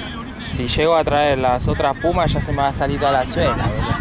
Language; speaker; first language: Spanish; native; Spanish